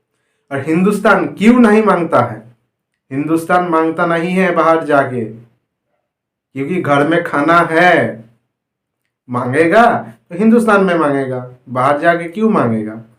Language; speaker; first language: Hindi; non-native, local second language; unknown